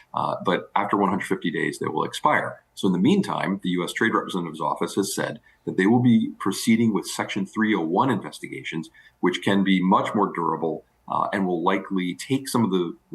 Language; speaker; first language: English; native; English